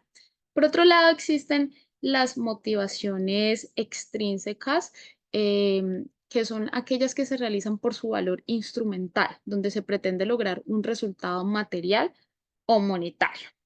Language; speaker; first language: Spanish; native; Spanish